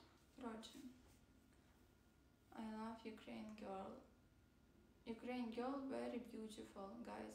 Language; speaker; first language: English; non-native, learner; Ukrainian